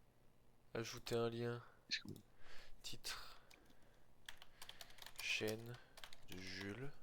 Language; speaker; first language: French; native; French